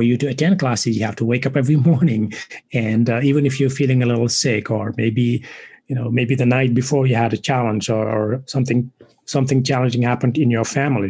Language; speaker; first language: English; non-native, fluent; Wolof